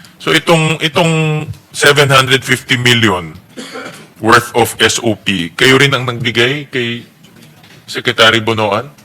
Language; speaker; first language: Filipino; native; Filipino